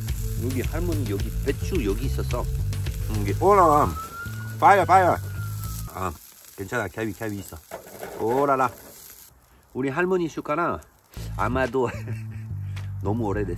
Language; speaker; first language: Korean; non-native, learner; French